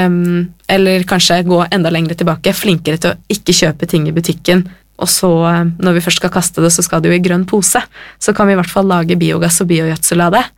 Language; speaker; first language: Norwegian; native; Norwegian